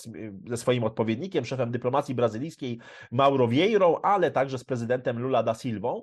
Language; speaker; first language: Polish; native; Polish